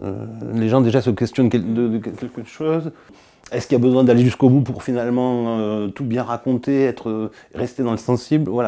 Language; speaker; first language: French; native; French